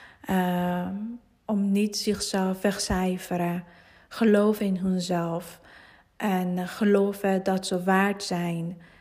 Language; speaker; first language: Dutch; non-native, fluent; Persian